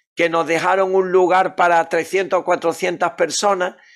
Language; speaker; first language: Spanish; native; Spanish